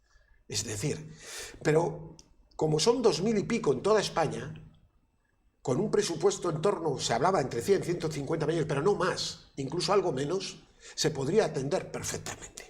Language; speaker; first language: Spanish; native; Spanish